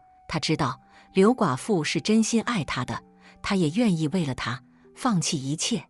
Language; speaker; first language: Chinese; native; Chinese